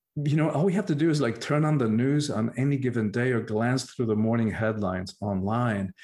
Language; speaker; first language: English; early bilingual, other home language; Spanish